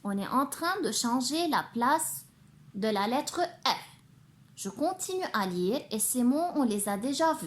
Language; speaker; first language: French; non-native, local second language; Arabic